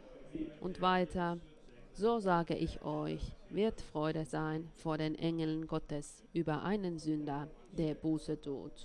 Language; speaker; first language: German; non-native, fluent; Finnish